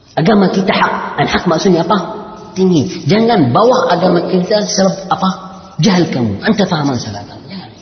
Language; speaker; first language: Indonesian; non-native, learner; Arabic